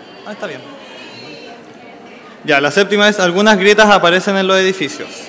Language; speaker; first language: Spanish; native; Spanish